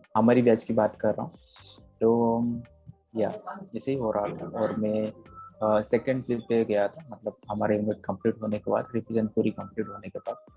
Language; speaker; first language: Hindi; non-native, local second language; Odia